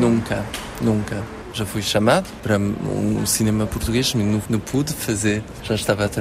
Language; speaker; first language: Portuguese; early bilingual, heritage; French